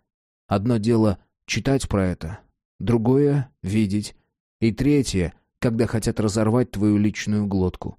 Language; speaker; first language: Russian; native; Russian